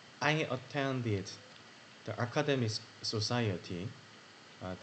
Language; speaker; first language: English; non-native, learner; Korean